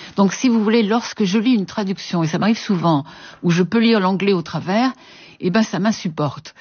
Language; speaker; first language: French; native; French